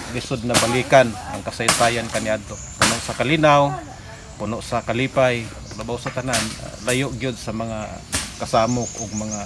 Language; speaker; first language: Cebuano; non-native, local second language; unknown